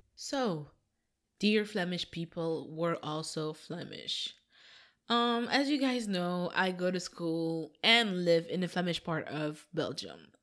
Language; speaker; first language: English; non-native, fluent; Dutch